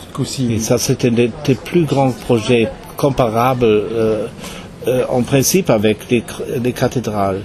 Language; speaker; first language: French; non-native, fluent; German